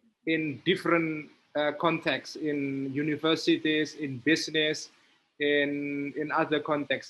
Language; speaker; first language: English; non-native, fluent; Indonesian